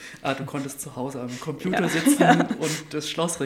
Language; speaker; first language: German; native; German